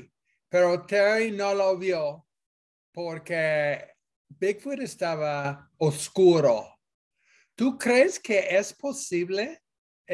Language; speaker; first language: Spanish; non-native, fluent; English